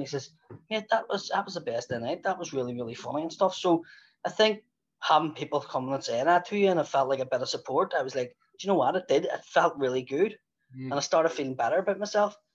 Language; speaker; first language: English; native; English